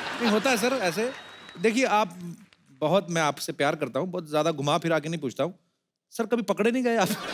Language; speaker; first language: Hindi; non-native, local second language; Punjabi